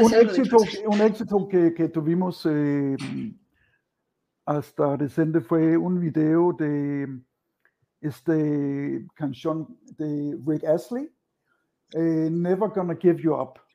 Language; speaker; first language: Spanish; non-native, fluent; Danish